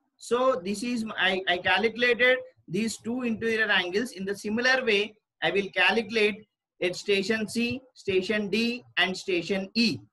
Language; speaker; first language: English; non-native, local second language; Telugu